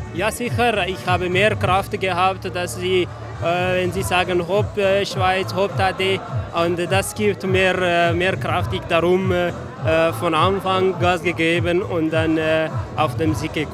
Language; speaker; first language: German; non-native, learner; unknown